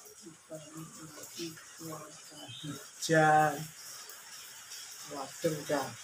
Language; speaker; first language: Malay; non-native, local second language; Javanese